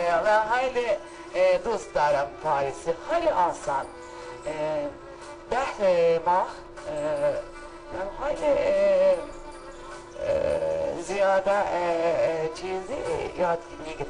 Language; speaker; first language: Persian; non-native, learner; Turkish